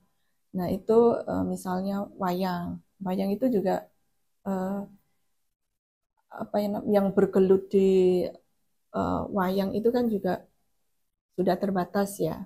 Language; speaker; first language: Indonesian; non-native, local second language; Javanese